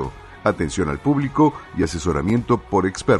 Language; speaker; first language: Spanish; native; Spanish